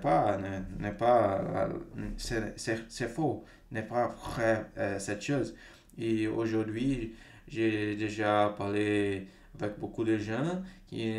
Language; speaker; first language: French; non-native, fluent; Portuguese